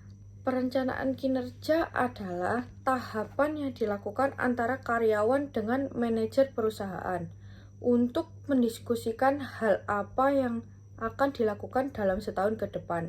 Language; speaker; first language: Indonesian; native; Indonesian